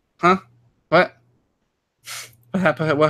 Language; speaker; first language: English; native; English